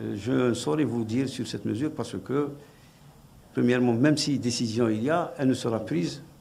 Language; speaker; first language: French; non-native, local second language; Arabic